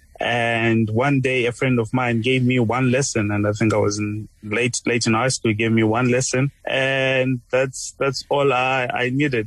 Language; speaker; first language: English; non-native, local second language; Shona